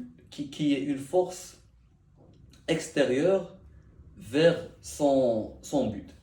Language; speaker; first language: French; non-native, learner; Arabic